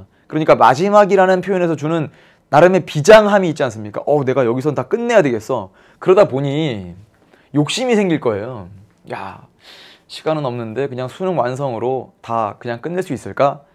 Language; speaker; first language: Korean; native; Korean